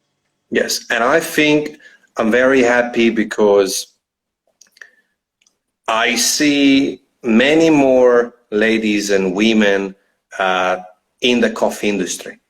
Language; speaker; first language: English; non-native, fluent; Italian